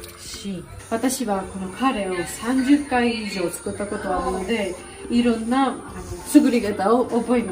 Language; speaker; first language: Japanese; non-native, learner; Georgian